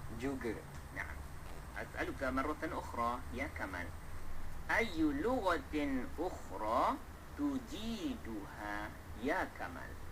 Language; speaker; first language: Arabic; non-native, fluent; Malay